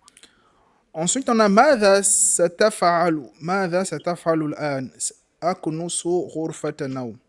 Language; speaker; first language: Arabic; non-native, fluent; French